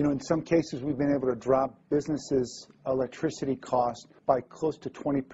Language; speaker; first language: English; native; English